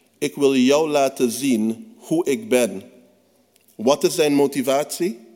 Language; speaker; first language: Dutch; native; Dutch